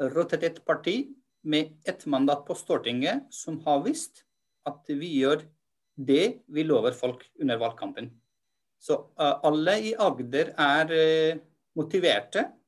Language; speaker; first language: Norwegian; non-native, fluent; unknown